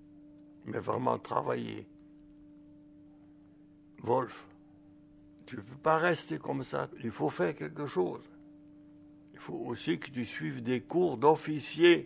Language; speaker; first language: French; early bilingual, other home language; German